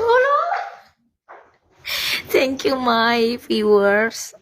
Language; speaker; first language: English; non-native, learner; Indonesian